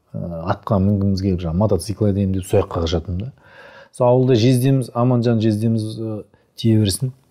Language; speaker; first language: Kazakh; native; Kazakh